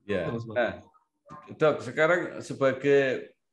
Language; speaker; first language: Indonesian; native; Indonesian